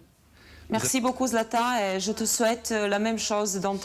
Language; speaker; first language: French; non-native, fluent; Bosnian